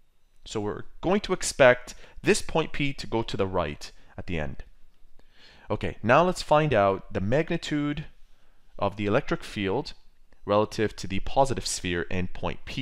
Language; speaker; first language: English; native; English